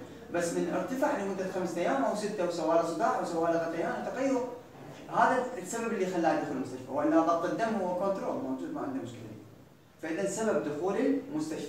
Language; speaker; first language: Arabic; native; Arabic